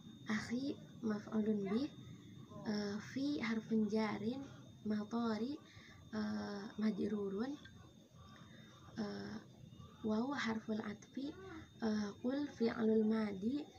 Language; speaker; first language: Arabic; non-native, learner; Indonesian